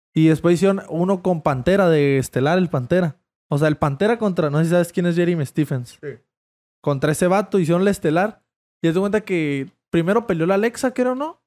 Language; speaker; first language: Spanish; native; Spanish